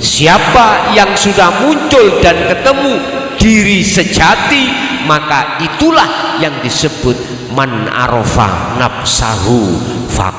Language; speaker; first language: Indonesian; non-native, local second language; Javanese